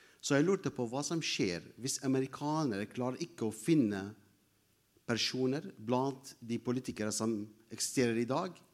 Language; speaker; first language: Norwegian; non-native, fluent; Arabic